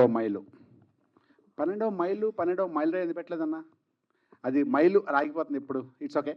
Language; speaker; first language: Telugu; native; Telugu